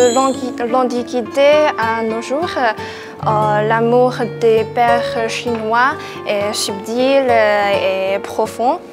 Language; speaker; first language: French; non-native, fluent; Chinese